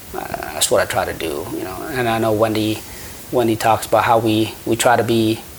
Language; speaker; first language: English; early bilingual, other home language; Khmer